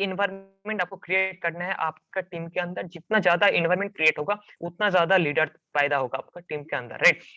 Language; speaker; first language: Hindi; non-native, local second language; Bangla